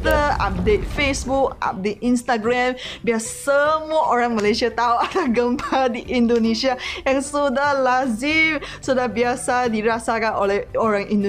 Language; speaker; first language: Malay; non-native, local second language; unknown